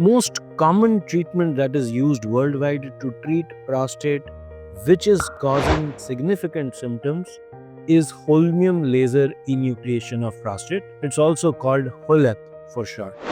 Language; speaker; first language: English; non-native, local second language; Hindi